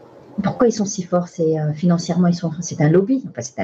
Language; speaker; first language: French; non-native, local second language; Arabic